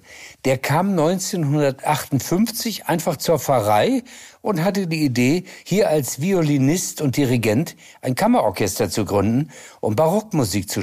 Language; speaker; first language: German; native; German